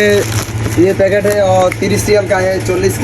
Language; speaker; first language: Hindi; non-native, learner; Bangla